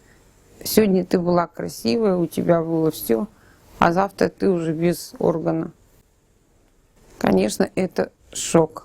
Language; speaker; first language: Russian; native; Russian